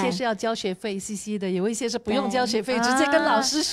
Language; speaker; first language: Chinese; native; Chinese